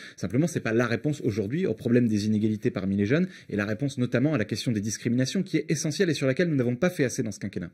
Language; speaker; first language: French; native; French